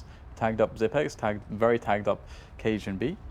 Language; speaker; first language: English; native; English